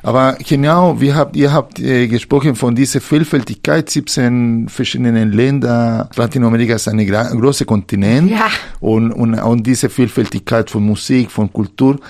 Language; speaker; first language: German; non-native, fluent; Spanish